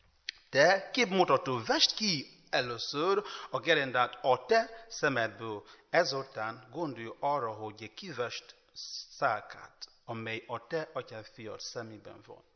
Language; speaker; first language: Hungarian; non-native, learner; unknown